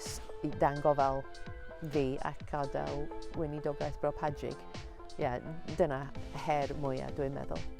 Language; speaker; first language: Welsh; non-native, fluent; English